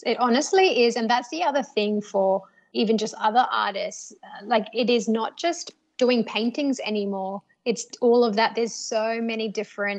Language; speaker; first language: English; native; English